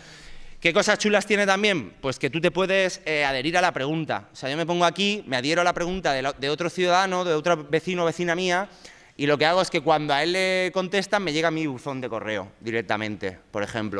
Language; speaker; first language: Spanish; native; Spanish